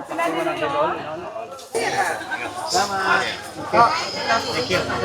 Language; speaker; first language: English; non-native, learner; Hiligaynon